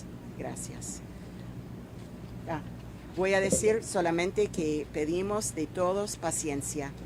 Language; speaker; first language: Spanish; non-native, fluent; English